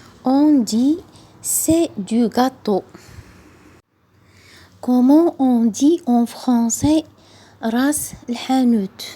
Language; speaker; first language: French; non-native, local second language; Arabic